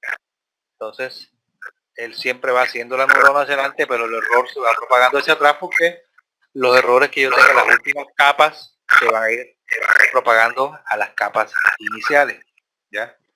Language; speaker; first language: Spanish; native; Spanish